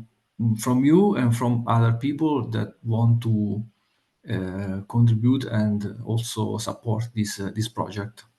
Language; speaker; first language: English; non-native, fluent; Italian